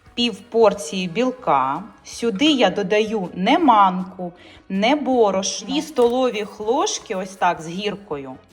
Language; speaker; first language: Ukrainian; non-native, local second language; Russian